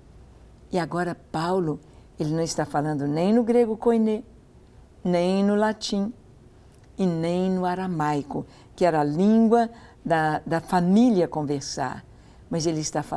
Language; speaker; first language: Portuguese; native; Portuguese